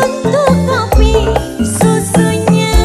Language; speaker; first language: Indonesian; native; Indonesian